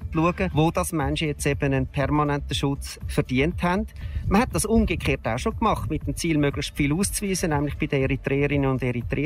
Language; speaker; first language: German; native; German